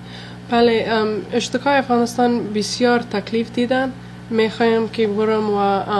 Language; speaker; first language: Persian; non-native, local second language; English